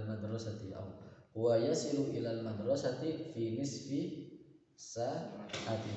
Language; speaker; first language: Arabic; non-native, fluent; Indonesian